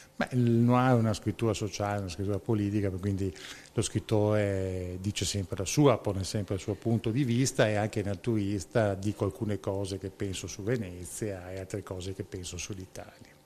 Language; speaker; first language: Italian; native; Italian